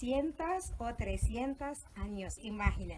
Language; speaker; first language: Spanish; non-native, learner; Filipino